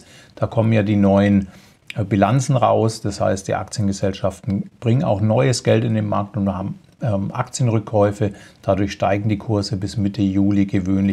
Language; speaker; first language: German; native; German